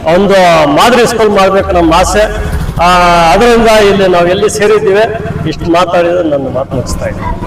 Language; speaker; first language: Kannada; non-native, local second language; Urdu